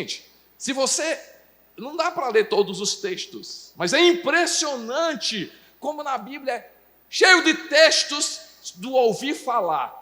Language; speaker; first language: Portuguese; native; Portuguese